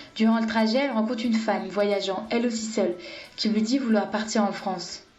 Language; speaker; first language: French; native; French